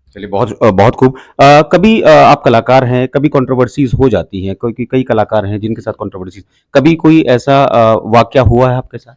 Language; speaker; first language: Hindi; native; Hindi